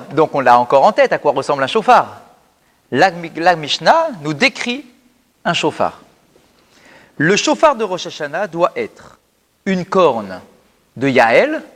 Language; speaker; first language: French; native; French